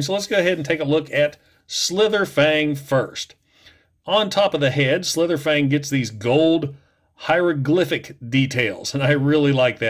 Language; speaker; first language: English; native; English